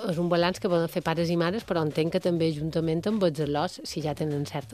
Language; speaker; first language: Catalan; native; Catalan